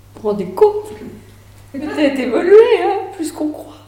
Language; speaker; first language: French; native; French